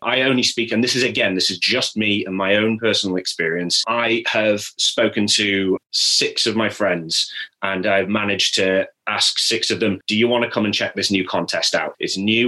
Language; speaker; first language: English; native; English